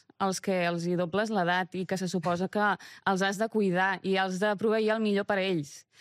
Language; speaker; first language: Catalan; early bilingual, other home language; Romanian